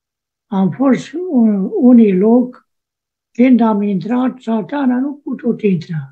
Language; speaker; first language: Romanian; non-native, local second language; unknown